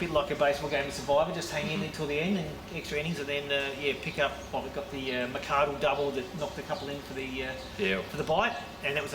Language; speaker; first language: English; native; English